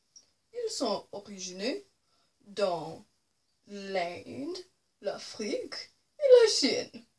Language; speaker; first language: French; non-native, local second language; English